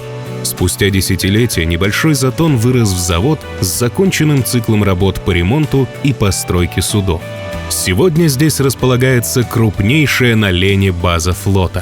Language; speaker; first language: Russian; native; Russian